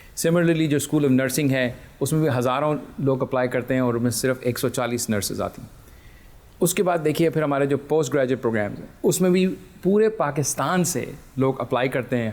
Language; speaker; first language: Urdu; early bilingual, heritage; Urdu